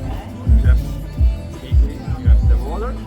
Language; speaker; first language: English; non-native, learner; Italian